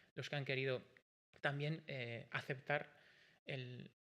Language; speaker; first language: Spanish; non-native, local second language; Basque